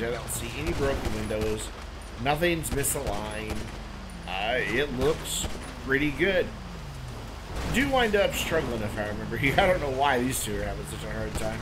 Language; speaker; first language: English; native; English